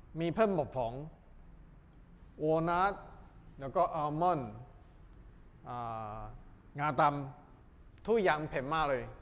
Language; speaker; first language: Thai; non-native, learner; Chinese